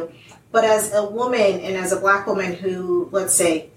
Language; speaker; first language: English; non-native, local second language; Yoruba